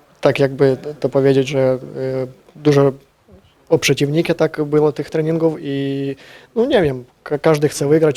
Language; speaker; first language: Polish; non-native, learner; Ukrainian